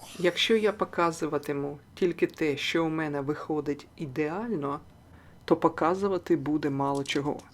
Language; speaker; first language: Ukrainian; non-native, local second language; Russian